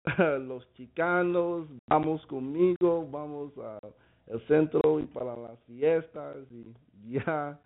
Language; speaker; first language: Spanish; non-native, learner; English